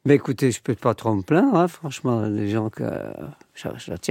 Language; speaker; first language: French; non-native, fluent; Dutch